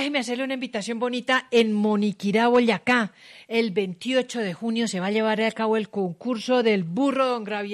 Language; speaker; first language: Spanish; native; Spanish